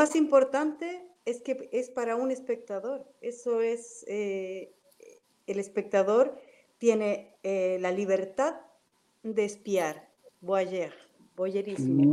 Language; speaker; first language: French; non-native, learner; Spanish